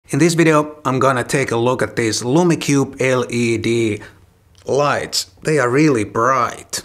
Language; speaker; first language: English; non-native, fluent; Finnish